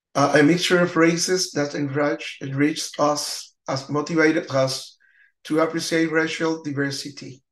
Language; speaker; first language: English; non-native, learner; Spanish